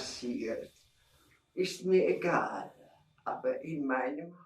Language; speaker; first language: German; non-native, fluent; Czech